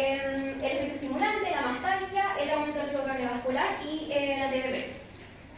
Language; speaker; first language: Spanish; native; Spanish